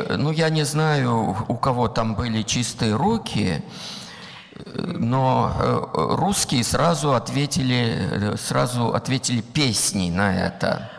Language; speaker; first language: Russian; native; Russian